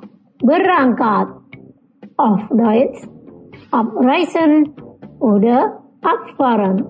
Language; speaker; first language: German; non-native, learner; Indonesian